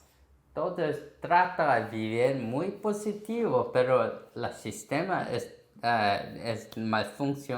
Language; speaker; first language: Spanish; non-native, fluent; Korean